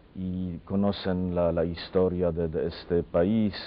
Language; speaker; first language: Spanish; non-native, fluent; Polish